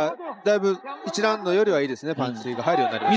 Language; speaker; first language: Japanese; native; Japanese